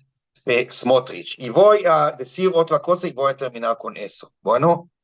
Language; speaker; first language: Spanish; non-native, fluent; Hebrew